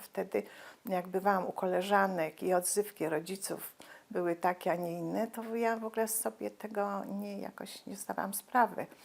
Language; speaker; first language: Polish; native; Polish